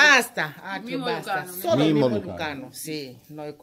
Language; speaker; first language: Italian; non-native, learner; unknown